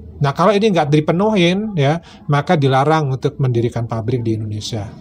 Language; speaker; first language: Indonesian; native; Indonesian